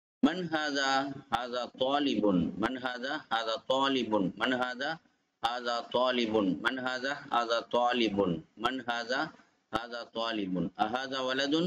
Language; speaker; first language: Arabic; non-native, fluent; Tamil